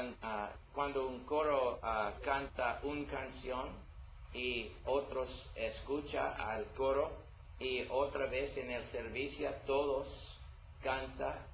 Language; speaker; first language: Spanish; non-native, learner; English